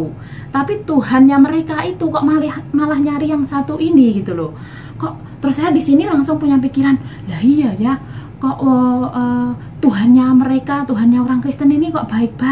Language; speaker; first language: Indonesian; non-native, local second language; Javanese